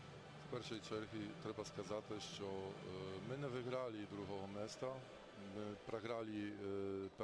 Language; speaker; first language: Ukrainian; non-native, learner; Polish